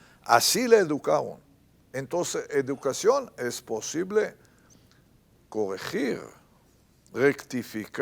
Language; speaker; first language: Spanish; non-native, fluent; Hebrew